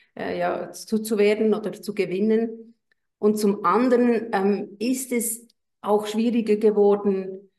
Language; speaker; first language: German; native; German